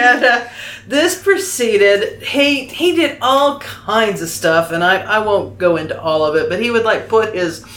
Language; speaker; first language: English; native; English